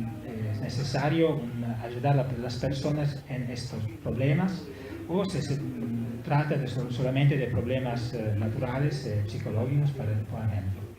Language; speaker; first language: Spanish; non-native, fluent; Italian